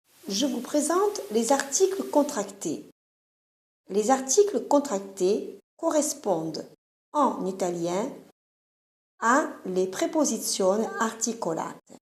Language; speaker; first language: French; non-native, fluent; Italian